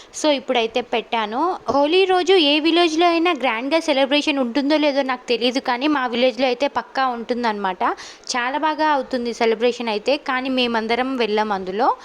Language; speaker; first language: Telugu; non-native, local second language; Lambadi